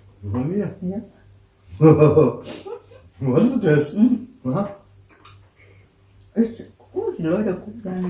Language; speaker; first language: German; non-native, learner; Thai